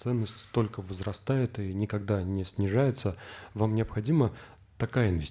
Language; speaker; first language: Russian; native; Russian